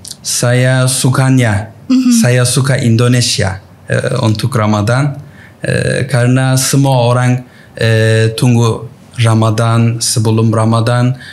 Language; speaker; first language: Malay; non-native, learner; Turkish